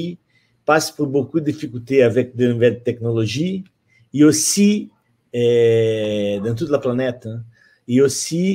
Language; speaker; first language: French; non-native, fluent; Portuguese